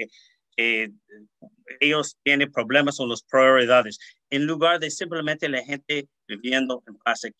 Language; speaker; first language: Spanish; early bilingual, heritage; Spanish